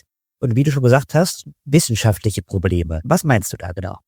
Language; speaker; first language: German; native; German